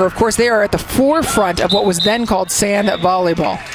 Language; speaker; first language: English; native; English